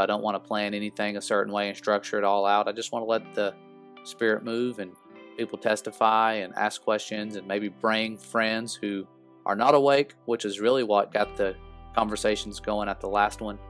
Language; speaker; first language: English; native; English